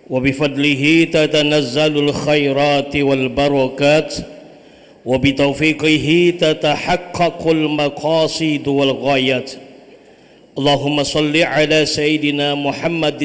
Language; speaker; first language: Arabic; non-native, fluent; Indonesian